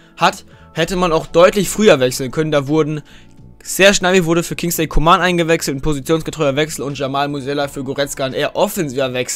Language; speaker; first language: German; native; German